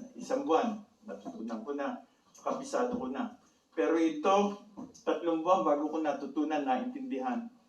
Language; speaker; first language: Filipino; native; Filipino